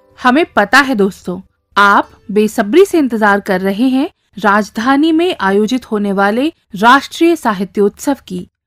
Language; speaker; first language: Hindi; native; Hindi